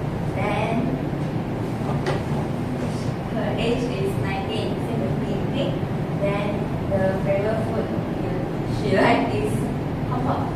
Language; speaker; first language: English; non-native, learner; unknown